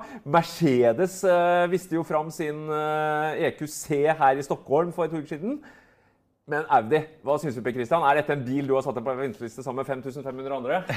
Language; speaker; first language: Norwegian; native; Norwegian